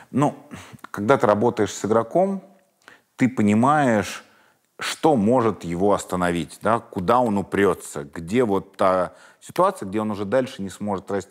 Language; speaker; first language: Russian; native; Russian